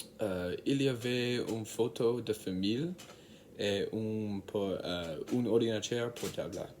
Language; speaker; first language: French; non-native, learner; English